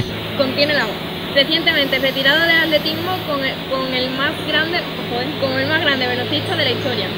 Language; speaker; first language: Spanish; native; Spanish